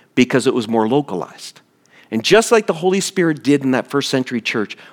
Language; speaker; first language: English; native; English